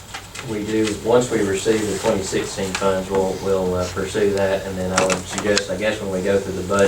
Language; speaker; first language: English; native; English